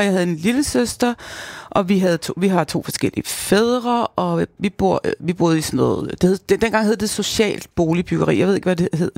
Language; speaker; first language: Danish; native; Danish